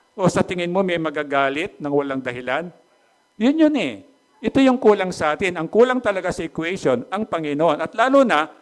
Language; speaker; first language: Filipino; native; Filipino